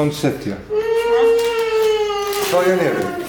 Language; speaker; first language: Polish; non-native, learner; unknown